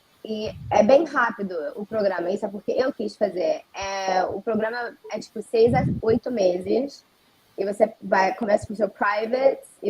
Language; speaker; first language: Portuguese; early bilingual, heritage; Portuguese